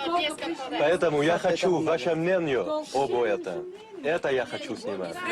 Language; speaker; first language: Russian; non-native, local second language; Chechen